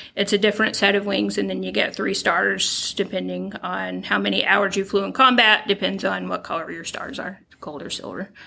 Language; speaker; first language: English; native; English